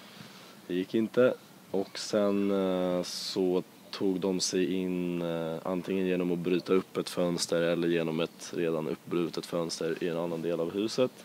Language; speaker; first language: Swedish; native; Swedish